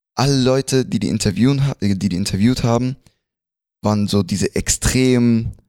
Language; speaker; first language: German; early bilingual, other home language; Spanish